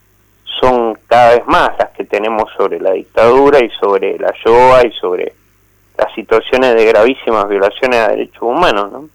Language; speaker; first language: Spanish; native; Spanish